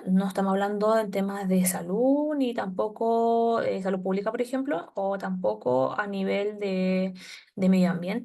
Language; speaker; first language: Spanish; native; Spanish